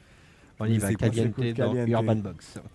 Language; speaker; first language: French; native; French